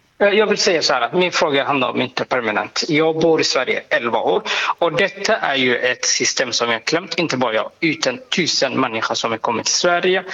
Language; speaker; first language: Swedish; non-native, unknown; Somali